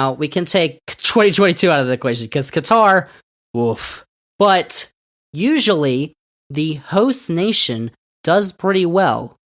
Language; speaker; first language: English; native; English